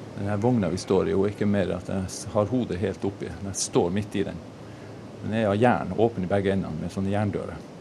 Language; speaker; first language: Norwegian; native; Norwegian